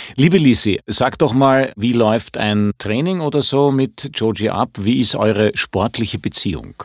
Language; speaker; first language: German; native; German